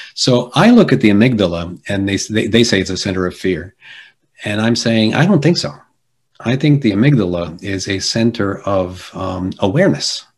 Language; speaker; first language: English; early bilingual, other home language; Polish